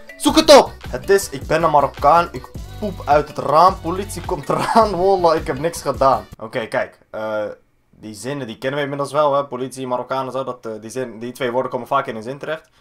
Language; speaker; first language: Dutch; early bilingual, other home language; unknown